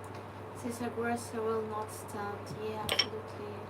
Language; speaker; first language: English; non-native, learner; Ukrainian